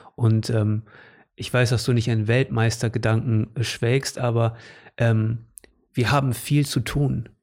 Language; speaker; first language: German; early bilingual, other home language; Portuguese